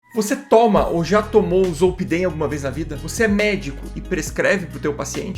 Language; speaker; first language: Portuguese; native; Portuguese